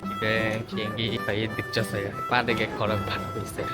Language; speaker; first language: Korean; non-native, fluent; Chinese